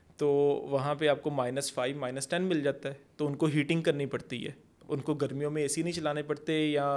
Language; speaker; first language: Urdu; non-native, local second language; Punjabi